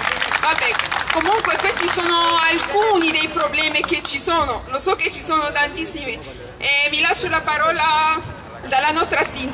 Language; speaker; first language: Italian; early bilingual, other home language; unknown